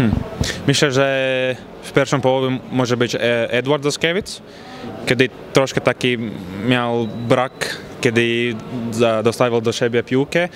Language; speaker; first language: Polish; non-native, fluent; Latvian